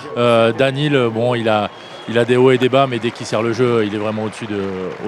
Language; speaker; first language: French; native; French